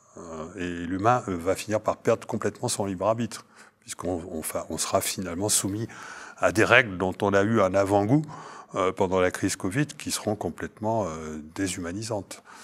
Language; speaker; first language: French; native; French